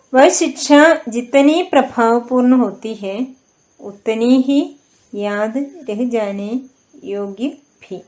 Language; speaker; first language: Hindi; non-native, local second language; Malayalam